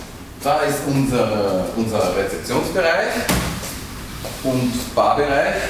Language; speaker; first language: German; native; German